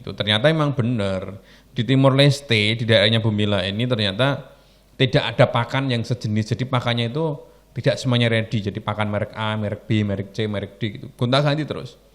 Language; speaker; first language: Indonesian; native; Indonesian